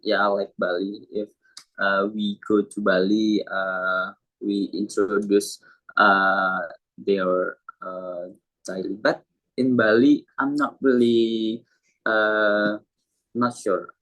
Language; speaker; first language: English; non-native, learner; Indonesian